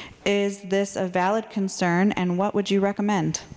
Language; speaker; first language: English; native; English